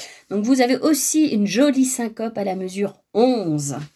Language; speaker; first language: French; native; French